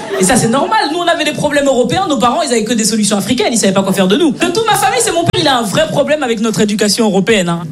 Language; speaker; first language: French; native; French